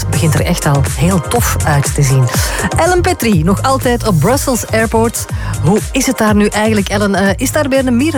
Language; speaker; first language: Dutch; native; Dutch